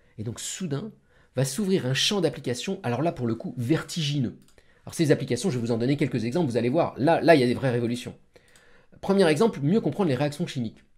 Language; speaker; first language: French; native; French